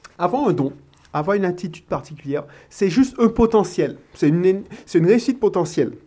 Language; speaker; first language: French; native; French